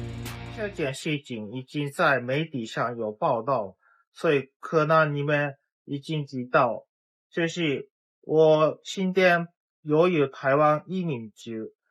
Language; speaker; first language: Chinese; non-native, fluent; Japanese